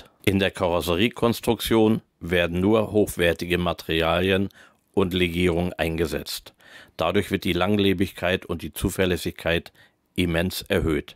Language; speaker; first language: German; native; German